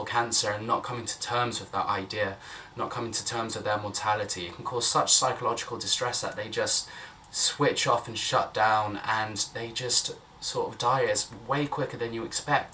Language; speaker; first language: English; native; English